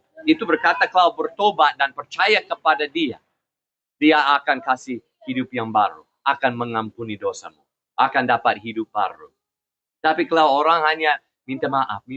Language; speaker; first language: Indonesian; non-native, fluent; English